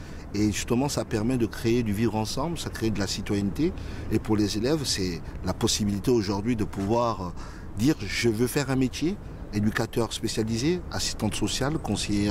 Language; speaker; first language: French; native; French